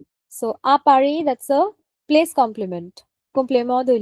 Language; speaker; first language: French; non-native, fluent; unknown